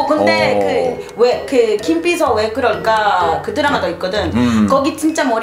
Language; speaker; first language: Korean; non-native, fluent; Spanish